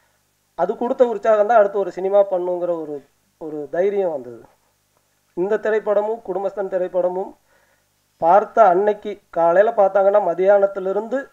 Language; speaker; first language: Tamil; native; Tamil